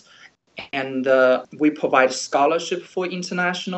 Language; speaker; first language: English; non-native, fluent; Chinese